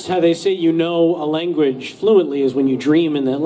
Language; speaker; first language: English; native; English